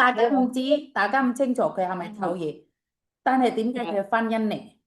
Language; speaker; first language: Chinese; non-native, fluent; Indonesian